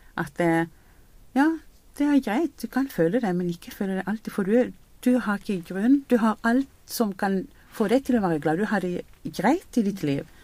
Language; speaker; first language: Norwegian; non-native, fluent; Spanish